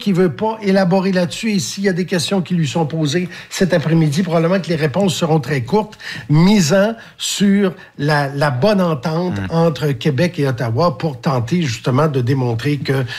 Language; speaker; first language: French; native; French